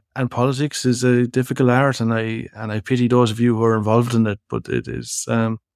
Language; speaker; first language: English; native; English